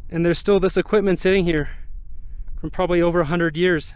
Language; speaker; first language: English; native; English